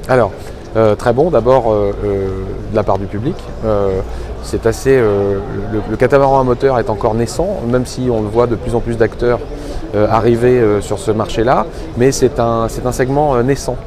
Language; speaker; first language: French; native; French